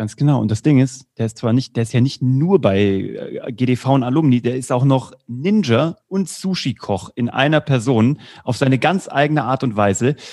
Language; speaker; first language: German; native; German